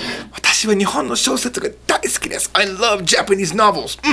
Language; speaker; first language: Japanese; non-native, fluent; English